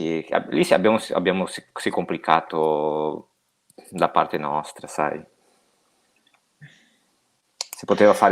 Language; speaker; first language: Italian; non-native, fluent; Portuguese